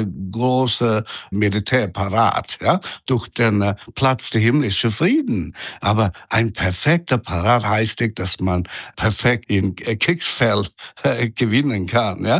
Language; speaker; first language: German; non-native, fluent; Chinese